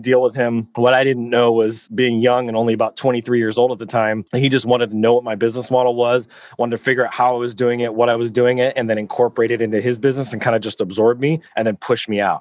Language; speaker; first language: English; native; English